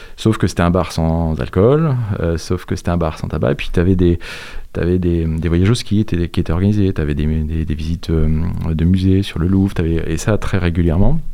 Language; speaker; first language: French; native; French